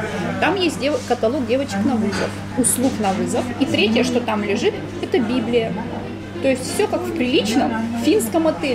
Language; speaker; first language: Russian; native; Russian